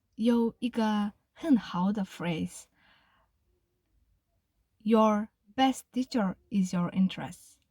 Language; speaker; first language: Chinese; non-native, learner; Kazakh